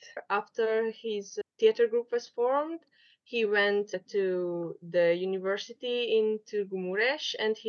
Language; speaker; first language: English; non-native, fluent; Hungarian